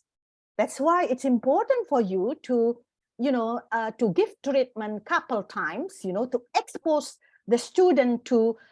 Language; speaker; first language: English; non-native, fluent; Indonesian